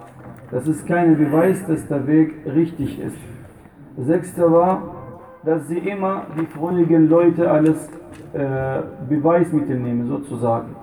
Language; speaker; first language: German; non-native, fluent; Arabic